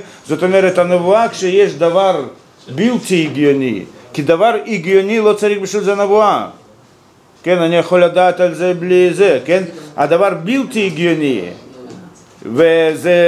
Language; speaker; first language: Hebrew; non-native, fluent; Russian